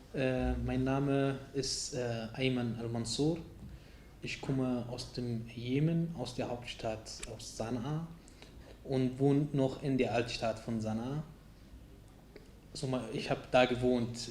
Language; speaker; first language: German; non-native, fluent; Arabic